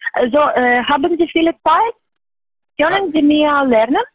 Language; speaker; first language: German; non-native, learner; Estonian